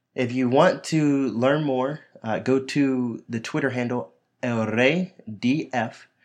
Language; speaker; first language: English; native; English